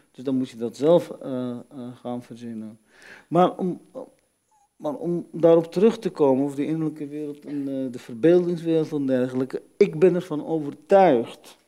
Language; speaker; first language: Dutch; early bilingual, other home language; Arabic